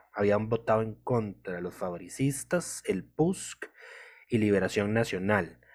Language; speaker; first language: Spanish; native; Spanish